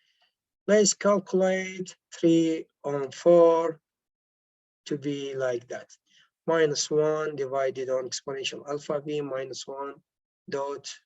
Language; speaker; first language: English; non-native, local second language; Arabic